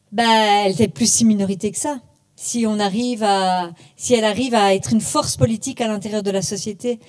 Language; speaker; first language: French; native; French